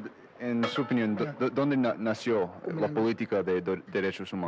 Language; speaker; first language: Spanish; non-native, fluent; English